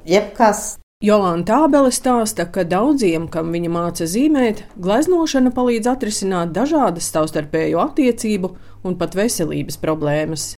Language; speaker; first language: Latvian; native; Latvian